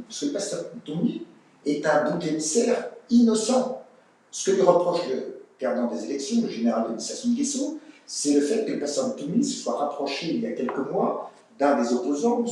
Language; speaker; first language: French; native; French